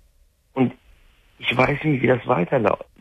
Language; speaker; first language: German; non-native, fluent; Arabic